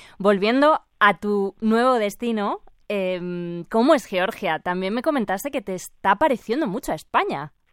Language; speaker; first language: Spanish; native; Spanish